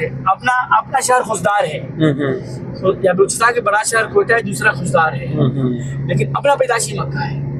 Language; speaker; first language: Hindi; non-native, learner; Baluchi